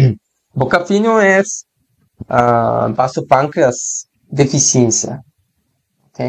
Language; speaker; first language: Spanish; non-native, learner; Korean